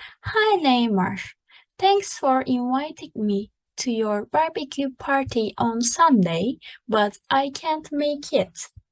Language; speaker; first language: English; non-native, fluent; Turkish